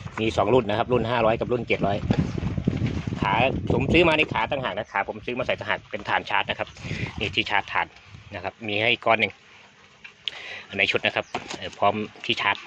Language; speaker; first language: Thai; native; Thai